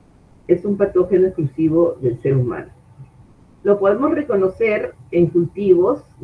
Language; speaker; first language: Spanish; native; Spanish